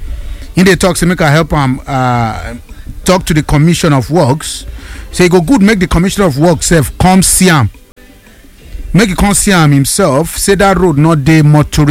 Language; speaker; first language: Nigerian Pidgin; non-native, local second language; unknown